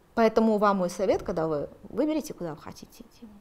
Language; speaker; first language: Russian; native; Russian